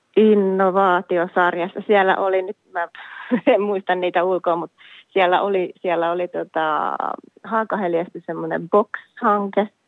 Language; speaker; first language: Finnish; native; Finnish